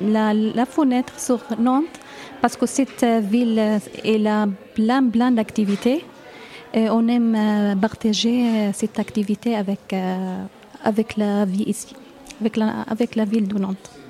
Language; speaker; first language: French; non-native, learner; Arabic